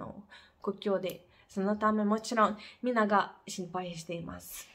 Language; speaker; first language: Japanese; non-native, fluent; Ukrainian